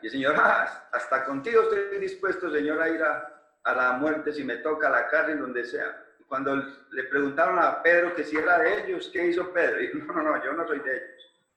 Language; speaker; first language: Spanish; native; Spanish